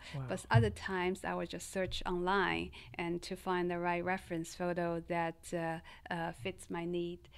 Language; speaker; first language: English; non-native, fluent; Chinese